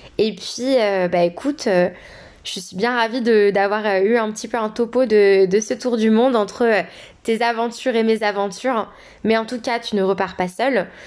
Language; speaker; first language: French; native; French